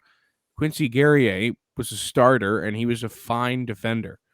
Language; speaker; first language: English; native; English